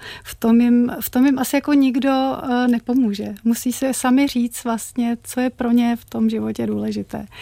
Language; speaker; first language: Czech; native; Czech